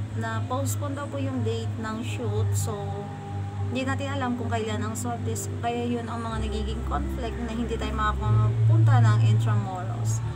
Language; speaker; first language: Filipino; non-native, local second language; Cebuano